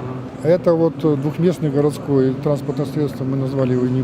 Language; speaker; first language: Russian; native; Russian